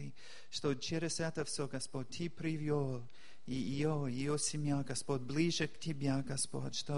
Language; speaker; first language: Russian; non-native, fluent; English